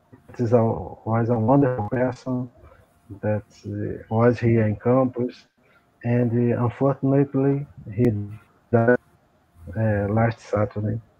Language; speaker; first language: English; non-native, learner; Portuguese